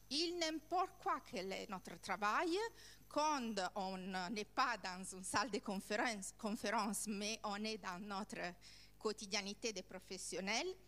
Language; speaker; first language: French; non-native, learner; Italian